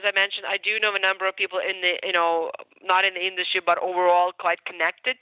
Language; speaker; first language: English; non-native, fluent; Ukrainian